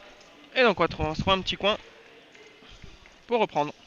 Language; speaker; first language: French; native; French